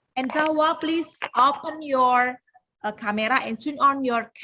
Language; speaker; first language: English; non-native, learner; Indonesian